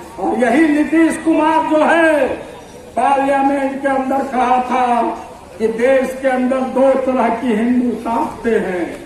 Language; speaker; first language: Hindi; native; Hindi